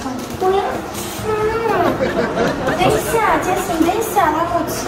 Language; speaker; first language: Chinese; non-native, learner; Ukrainian